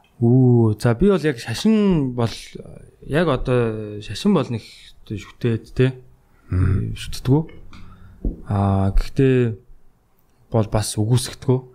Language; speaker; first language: Mongolian; native; Mongolian